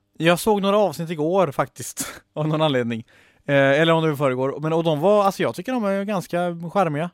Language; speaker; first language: Swedish; native; Swedish